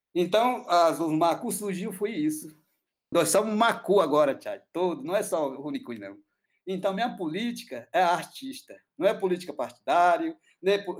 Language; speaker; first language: Portuguese; non-native, local second language; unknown